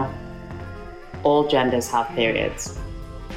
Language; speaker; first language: English; native; English